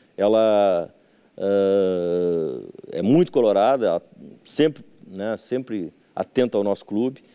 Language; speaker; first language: Portuguese; native; Portuguese